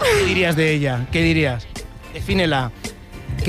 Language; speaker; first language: Spanish; native; Spanish